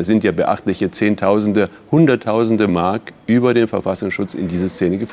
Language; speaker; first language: German; native; German